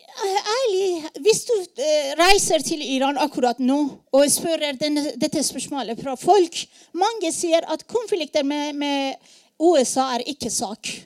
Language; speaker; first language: Norwegian; non-native, learner; Persian